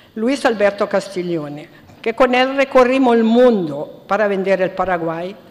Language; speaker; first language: Spanish; non-native, fluent; Italian